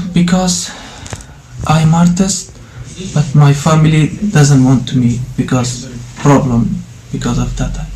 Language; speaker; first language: English; non-native, learner; Persian